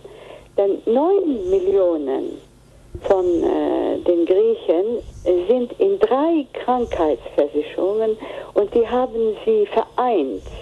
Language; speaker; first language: German; non-native, fluent; Greek